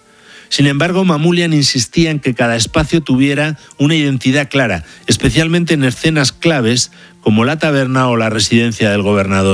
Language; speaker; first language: Spanish; native; Spanish